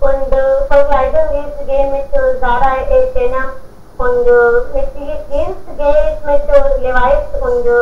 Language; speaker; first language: German; non-native, learner; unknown